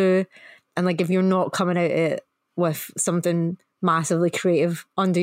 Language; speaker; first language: English; native; English